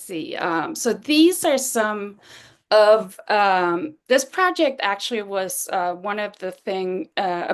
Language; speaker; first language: English; non-native, fluent; Swedish